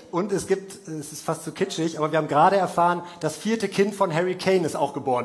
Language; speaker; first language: German; native; German